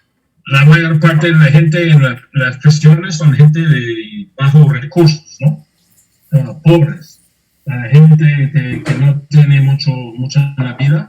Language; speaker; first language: Spanish; non-native, fluent; English